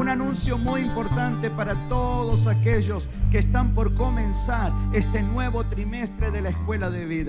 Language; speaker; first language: Spanish; native; Spanish